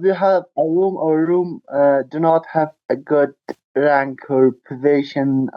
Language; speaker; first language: English; non-native, learner; Persian